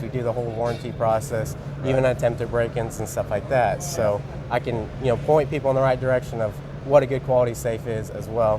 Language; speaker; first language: English; native; English